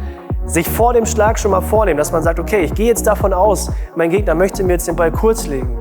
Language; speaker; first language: German; native; German